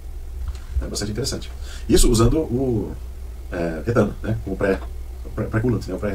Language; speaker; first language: Portuguese; native; Portuguese